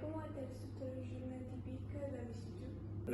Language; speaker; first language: French; non-native, learner; Italian